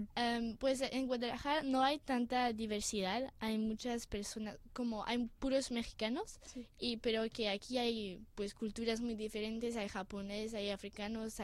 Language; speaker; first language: Spanish; non-native, local second language; French